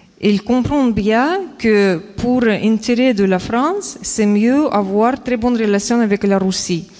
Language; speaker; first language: French; non-native, learner; Russian